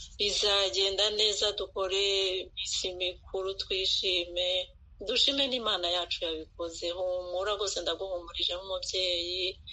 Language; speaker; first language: Kinyarwanda; native; Kinyarwanda